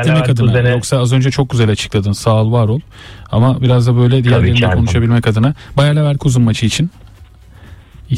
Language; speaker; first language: Turkish; native; Turkish